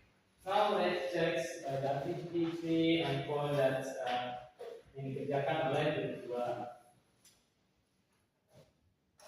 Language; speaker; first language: English; non-native, learner; Indonesian